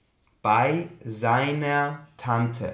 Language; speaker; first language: German; non-native, fluent; Albanian